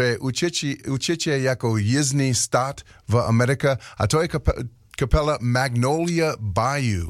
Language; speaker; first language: Czech; non-native, learner; English